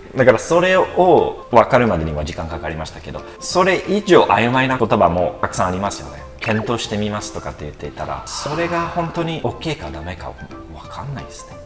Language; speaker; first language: Japanese; non-native, fluent; French